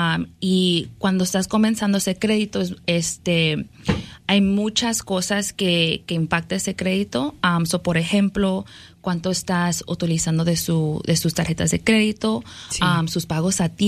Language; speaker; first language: Spanish; early bilingual, other home language; English